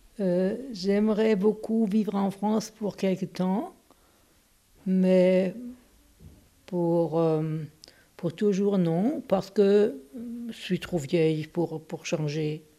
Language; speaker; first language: French; non-native, fluent; German